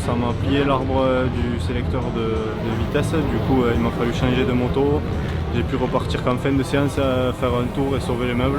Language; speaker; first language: French; native; French